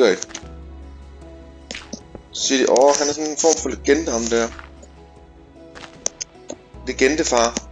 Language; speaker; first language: Danish; native; Danish